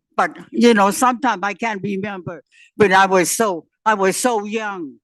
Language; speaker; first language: English; non-native, learner; Chinese